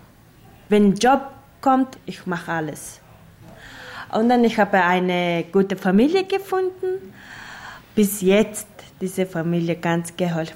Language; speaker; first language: German; non-native, learner; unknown